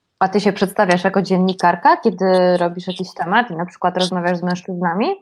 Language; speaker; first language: Polish; native; Polish